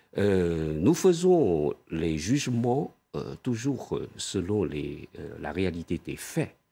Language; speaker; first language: French; non-native, fluent; Chinese